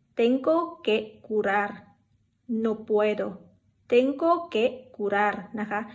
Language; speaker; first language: Spanish; non-native, fluent; Thai